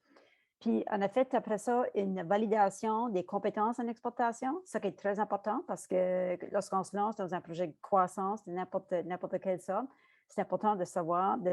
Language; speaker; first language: French; native; French